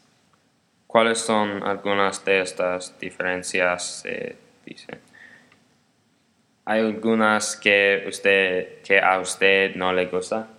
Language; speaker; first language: Spanish; non-native, learner; English